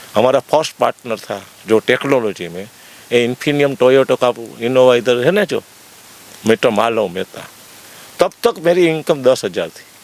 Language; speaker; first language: Hindi; non-native, local second language; Gujarati